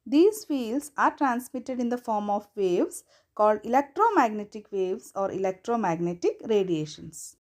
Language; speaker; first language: English; non-native, local second language; Malayalam